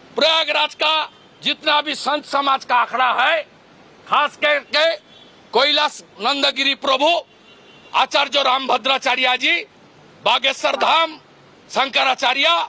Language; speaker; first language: Hindi; non-native, local second language; Bangla